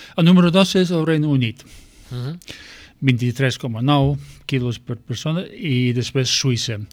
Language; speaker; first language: Catalan; non-native, fluent; English